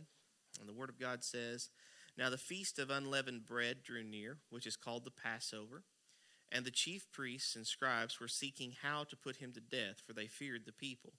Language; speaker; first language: English; native; English